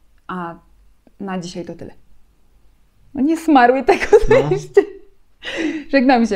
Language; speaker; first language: Polish; native; Polish